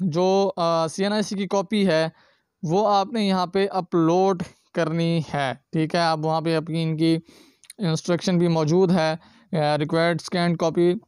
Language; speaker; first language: Urdu; non-native, local second language; Punjabi